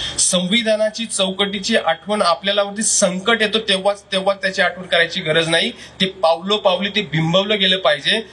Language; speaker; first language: Marathi; non-native, local second language; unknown